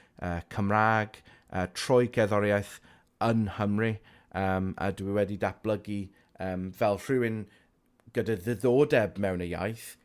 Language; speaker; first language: Welsh; non-native, local second language; English